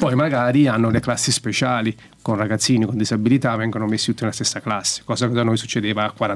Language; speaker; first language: Italian; native; Italian